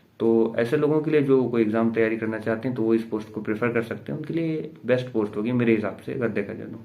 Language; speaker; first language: Hindi; native; Hindi